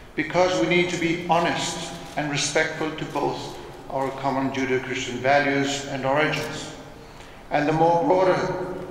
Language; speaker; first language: English; non-native, fluent; Spanish